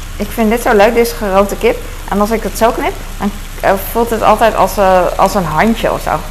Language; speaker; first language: Dutch; early bilingual, other home language; Cantonese